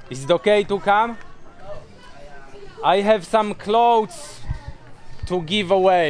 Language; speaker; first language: English; non-native, learner; Polish